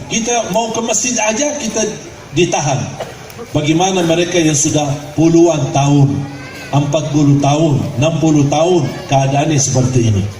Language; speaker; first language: Malay; non-native, fluent; Arabic